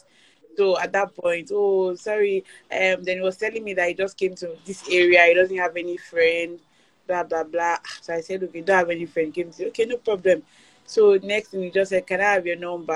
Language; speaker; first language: English; non-native, local second language; Yoruba